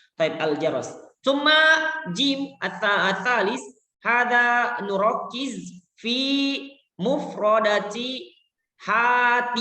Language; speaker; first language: Arabic; non-native, fluent; Indonesian